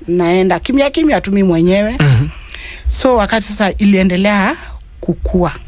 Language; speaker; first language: Swahili; non-native, local second language; Masai